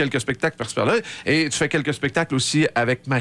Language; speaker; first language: French; native; French